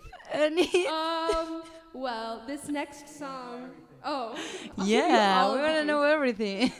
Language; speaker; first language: English; native; English